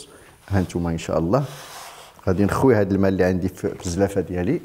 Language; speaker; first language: Arabic; native; Arabic